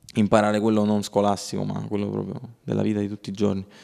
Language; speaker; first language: Italian; native; Italian